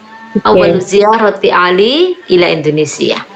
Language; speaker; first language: Arabic; non-native, fluent; Indonesian